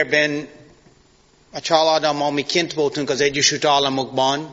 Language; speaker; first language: Hungarian; non-native, fluent; English